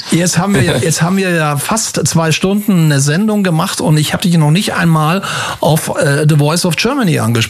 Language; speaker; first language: German; native; German